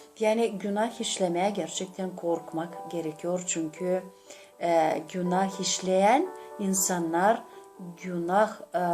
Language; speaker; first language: Turkish; non-native, learner; Gagauz